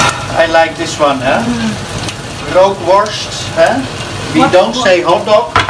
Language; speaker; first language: English; non-native, learner; Dutch